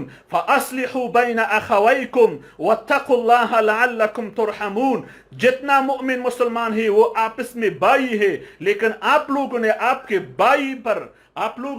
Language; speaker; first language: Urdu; non-native, fluent; Pashto